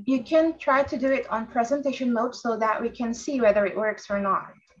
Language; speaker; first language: English; non-native, fluent; Indonesian